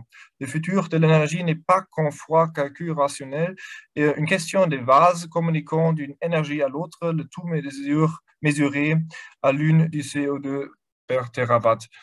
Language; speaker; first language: French; non-native, fluent; German